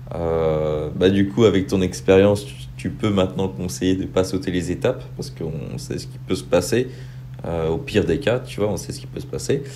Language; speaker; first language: French; native; French